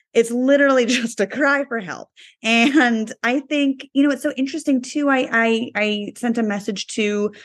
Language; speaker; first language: English; native; English